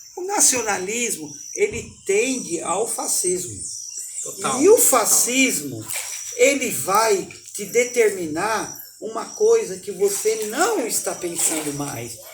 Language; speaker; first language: Portuguese; native; Portuguese